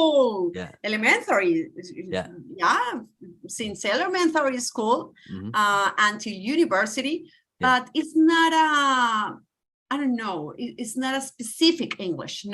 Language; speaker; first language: English; non-native, learner; Spanish